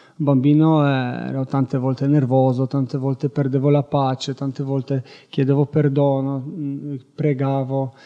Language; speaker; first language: Italian; non-native, fluent; Polish